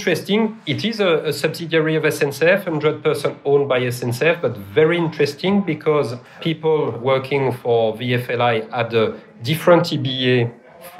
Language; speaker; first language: English; non-native, fluent; French